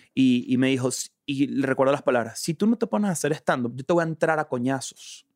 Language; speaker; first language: Spanish; native; Spanish